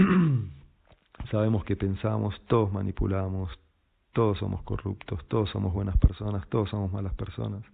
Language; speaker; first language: Spanish; native; Spanish